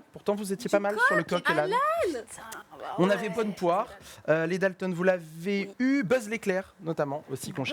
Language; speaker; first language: French; native; French